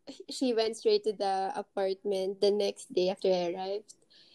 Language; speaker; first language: English; non-native, local second language; Filipino